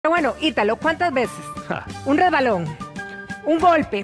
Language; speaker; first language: Spanish; native; Spanish